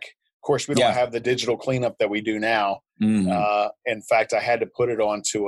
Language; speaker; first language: English; native; English